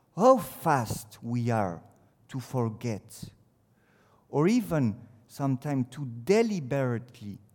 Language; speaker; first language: English; non-native, fluent; French